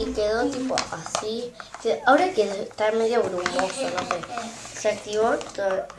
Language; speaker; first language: Spanish; native; Spanish